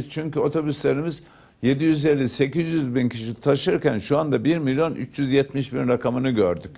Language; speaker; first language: Turkish; native; Turkish